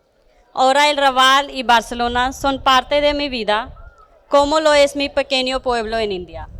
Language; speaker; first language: Spanish; non-native, learner; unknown